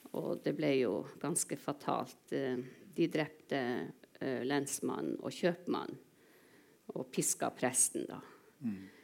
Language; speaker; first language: Norwegian; non-native, local second language; Northern Sami